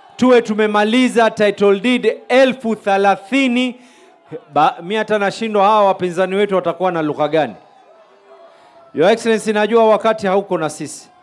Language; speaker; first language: Swahili; native; Swahili